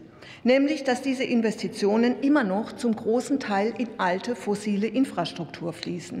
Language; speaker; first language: German; native; German